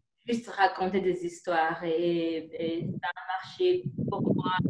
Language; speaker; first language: French; non-native, fluent; Kinyarwanda